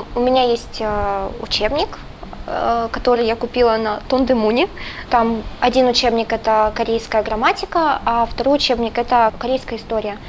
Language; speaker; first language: Russian; native; Russian